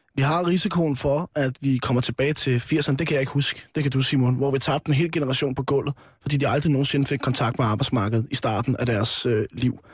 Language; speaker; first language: Danish; native; Danish